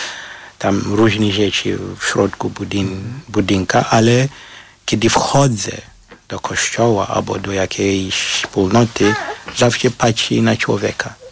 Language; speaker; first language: Polish; non-native, learner; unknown